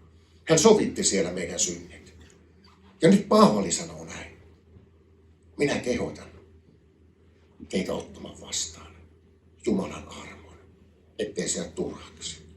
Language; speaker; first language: Finnish; native; Finnish